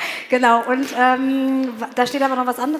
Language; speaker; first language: German; native; German